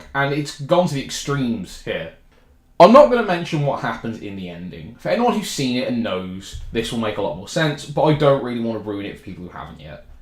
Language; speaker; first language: English; native; English